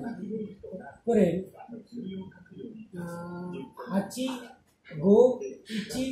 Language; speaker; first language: Japanese; non-native, learner; Nepali